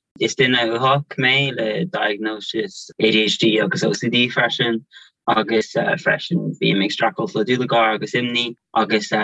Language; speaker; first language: Irish; non-native, local second language; English